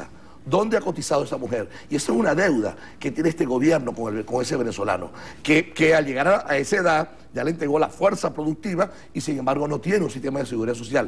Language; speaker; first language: Spanish; native; Spanish